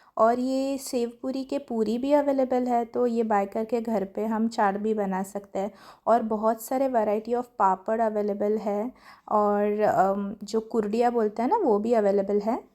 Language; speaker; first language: Hindi; non-native, local second language; Marathi